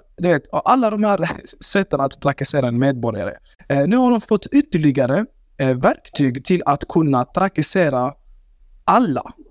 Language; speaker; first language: Swedish; early bilingual, other home language; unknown